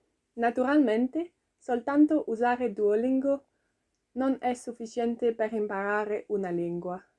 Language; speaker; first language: Italian; non-native, learner; French